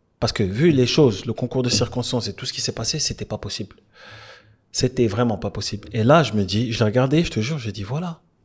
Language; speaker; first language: French; native; French